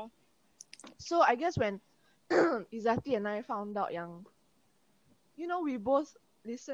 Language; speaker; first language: English; non-native, local second language; Malay